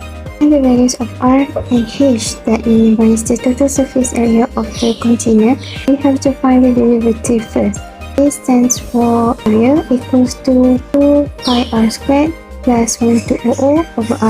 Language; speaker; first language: English; non-native, local second language; Malay